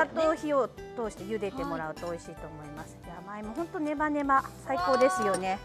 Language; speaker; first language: Japanese; native; Japanese